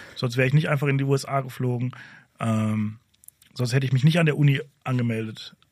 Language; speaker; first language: German; native; German